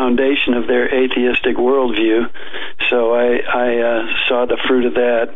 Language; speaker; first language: English; native; English